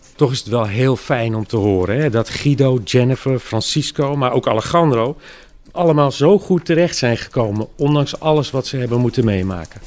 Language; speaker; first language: Dutch; native; Dutch